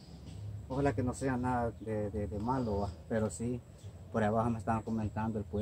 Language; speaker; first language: Spanish; native; Spanish